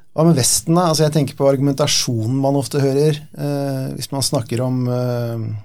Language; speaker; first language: Norwegian; native; Norwegian